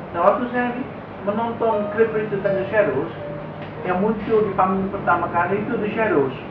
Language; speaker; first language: Indonesian; native; Indonesian